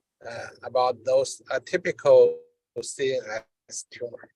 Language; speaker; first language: English; non-native, learner; Chinese